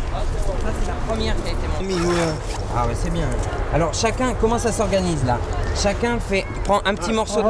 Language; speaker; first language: French; native; French